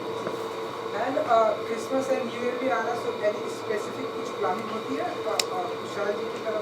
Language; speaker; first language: Hindi; native; Hindi